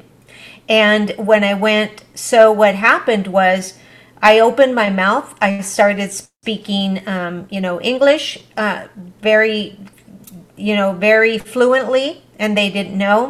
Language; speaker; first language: English; early bilingual, other home language; Spanish